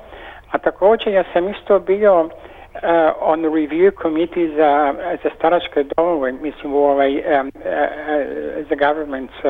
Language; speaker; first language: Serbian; early bilingual, heritage; Serbian